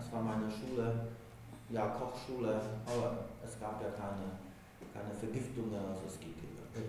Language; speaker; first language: German; non-native, fluent; Polish